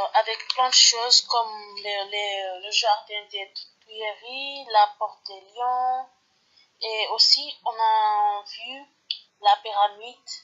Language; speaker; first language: French; non-native, learner; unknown